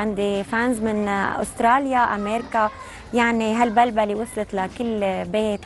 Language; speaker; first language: Arabic; native; Arabic